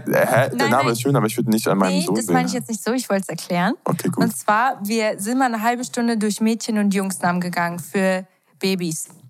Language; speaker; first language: German; early bilingual, other home language; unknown